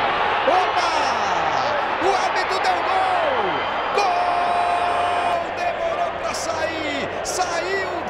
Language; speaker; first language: Portuguese; native; Portuguese